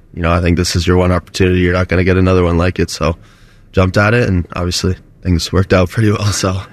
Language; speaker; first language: English; native; English